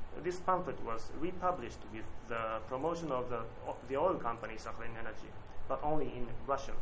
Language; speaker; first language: English; non-native, learner; Japanese